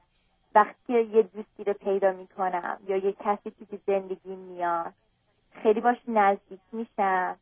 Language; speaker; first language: Persian; early bilingual, heritage; Persian